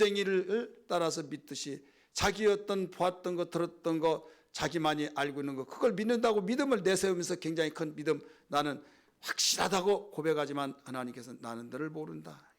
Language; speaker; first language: Korean; native; Korean